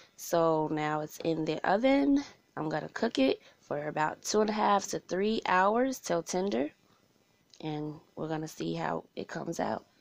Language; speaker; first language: English; native; English